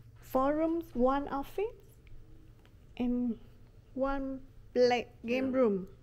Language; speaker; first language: English; non-native, learner; Vietnamese